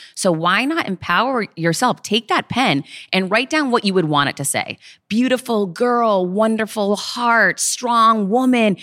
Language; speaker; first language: English; native; English